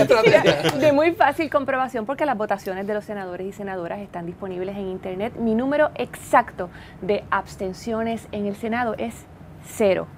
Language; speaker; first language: Spanish; native; Spanish